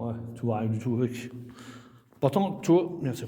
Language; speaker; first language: French; native; French